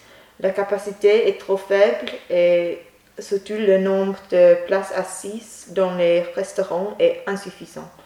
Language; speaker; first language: French; non-native, learner; English